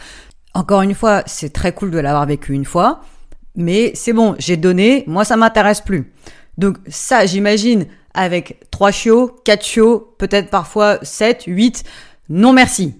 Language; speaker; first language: French; native; French